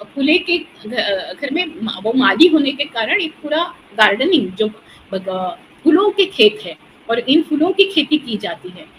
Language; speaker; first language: Hindi; non-native, local second language; Marathi